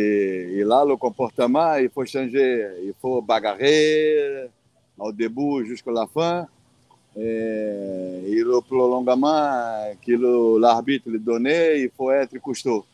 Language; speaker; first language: French; non-native, fluent; Portuguese